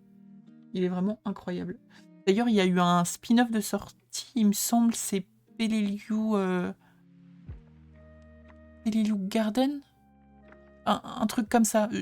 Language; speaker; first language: French; native; French